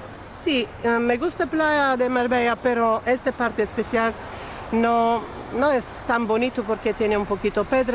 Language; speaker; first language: Spanish; non-native, learner; Bulgarian